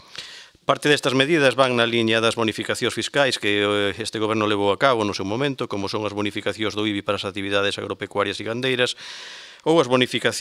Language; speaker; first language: Galician; native; Galician